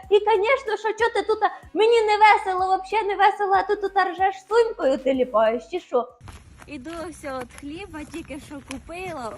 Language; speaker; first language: Ukrainian; native; Ukrainian